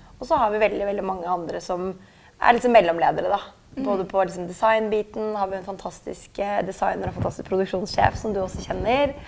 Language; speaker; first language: Norwegian; early bilingual, other home language; German